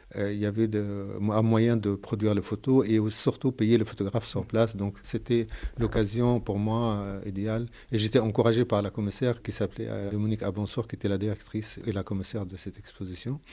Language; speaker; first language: French; non-native, fluent; Arabic